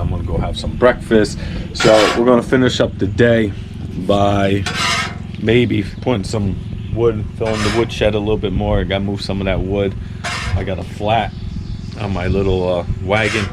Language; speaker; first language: English; native; English